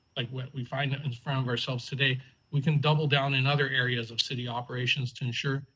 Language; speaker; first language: English; native; English